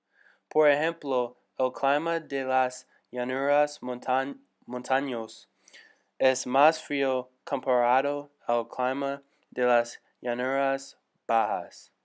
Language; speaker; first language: Spanish; non-native, learner; English